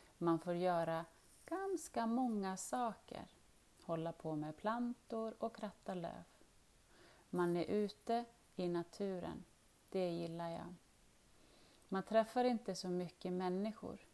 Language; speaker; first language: Swedish; non-native, learner; Arabic